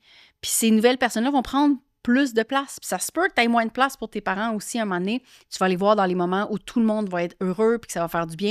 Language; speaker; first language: French; native; French